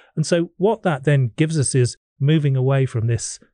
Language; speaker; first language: English; native; English